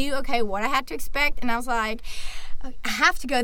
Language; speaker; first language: English; non-native, fluent; German